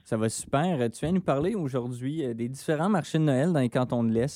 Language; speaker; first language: French; native; French